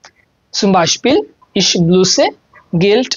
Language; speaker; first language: German; non-native, learner; Bangla